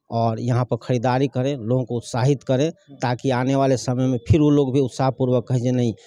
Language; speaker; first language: Hindi; native; Hindi